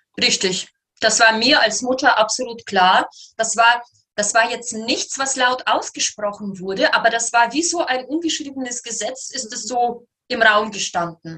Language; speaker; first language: German; native; German